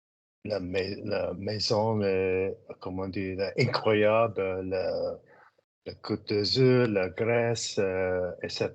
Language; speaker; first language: French; non-native, learner; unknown